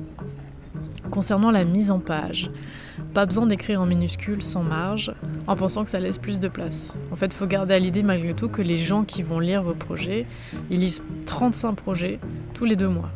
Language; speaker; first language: French; native; French